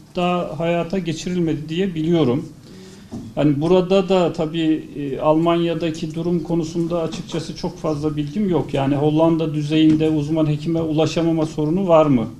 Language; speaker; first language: Turkish; native; Turkish